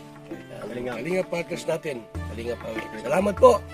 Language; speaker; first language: Filipino; non-native, local second language; Cebuano